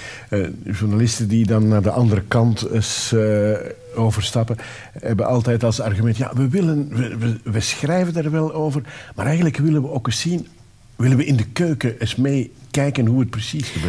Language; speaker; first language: Dutch; native; Dutch